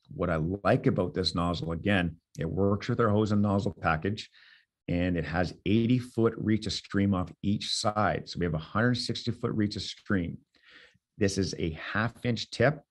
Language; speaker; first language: English; native; English